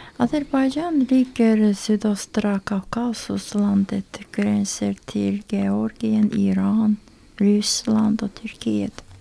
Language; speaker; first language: Swedish; non-native, learner; Azerbaijani